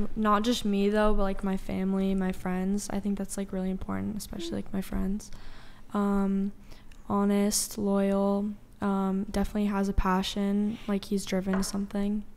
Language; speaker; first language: English; native; English